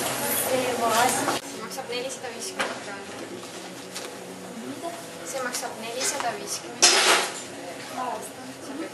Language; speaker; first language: Estonian; non-native, learner; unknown